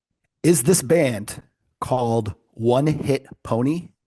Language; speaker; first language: English; native; English